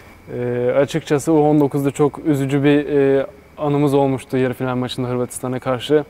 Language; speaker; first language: Turkish; native; Turkish